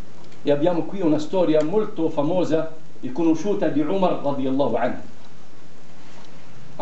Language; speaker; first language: Italian; non-native, fluent; Arabic